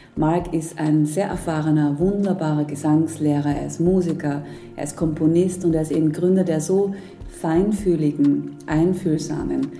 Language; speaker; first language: German; native; German